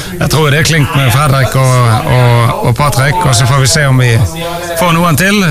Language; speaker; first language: Norwegian; native; Norwegian